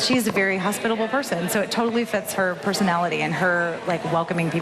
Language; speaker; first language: English; native; English